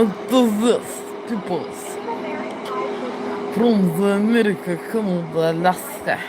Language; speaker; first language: English; non-native, learner; Russian